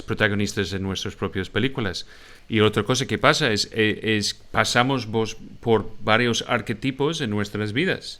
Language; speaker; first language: Spanish; non-native, fluent; English